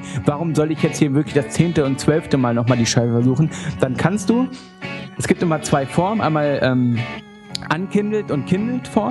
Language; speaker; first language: German; native; German